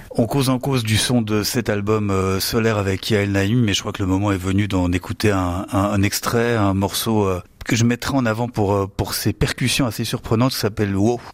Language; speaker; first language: French; native; French